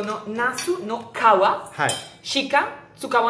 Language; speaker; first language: Japanese; non-native, learner; Italian